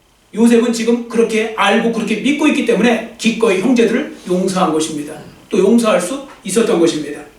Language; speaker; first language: Korean; native; Korean